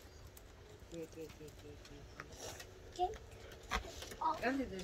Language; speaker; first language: Dutch; native; Dutch